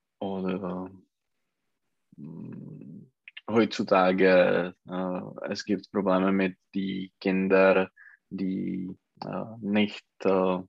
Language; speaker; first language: German; non-native, learner; Czech